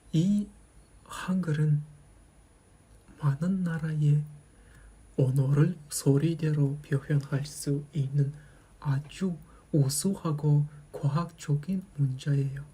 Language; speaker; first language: Korean; non-native, fluent; Kazakh